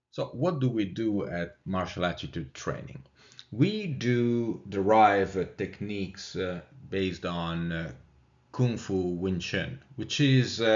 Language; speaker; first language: English; non-native, fluent; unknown